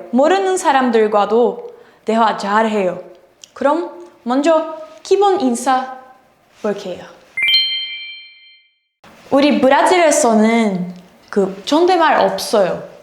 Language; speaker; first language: Korean; non-native, learner; Portuguese